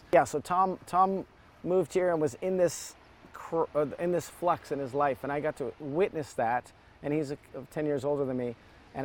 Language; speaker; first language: English; early bilingual, other home language; Serbian